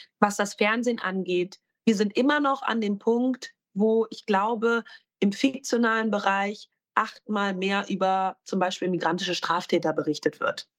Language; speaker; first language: German; native; German